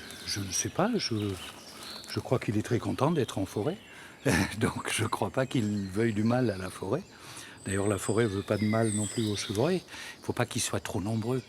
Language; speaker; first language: French; native; French